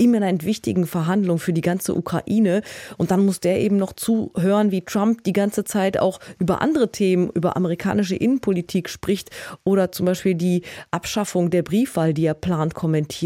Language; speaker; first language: German; native; German